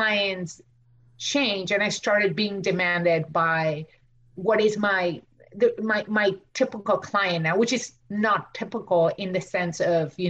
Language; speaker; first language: English; non-native, fluent; Spanish